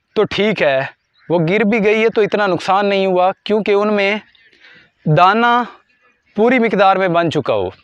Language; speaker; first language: Urdu; non-native, local second language; Punjabi